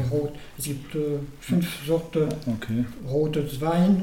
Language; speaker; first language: German; non-native, learner; French